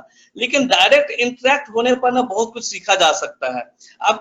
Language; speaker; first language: Hindi; native; Hindi